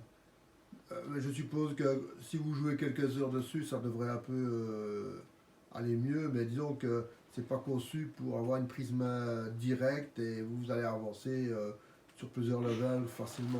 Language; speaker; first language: French; native; French